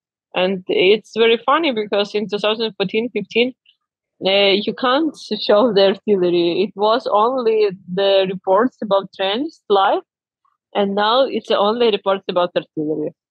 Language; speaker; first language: English; non-native, learner; Ukrainian